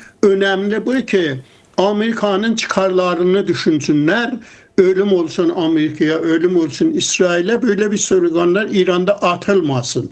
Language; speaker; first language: Turkish; non-native, fluent; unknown